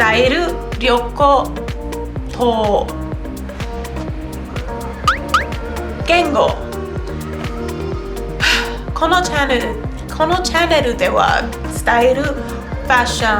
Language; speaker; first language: Japanese; non-native, learner; English